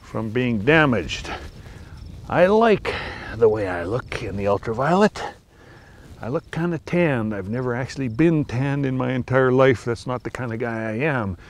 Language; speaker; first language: English; native; English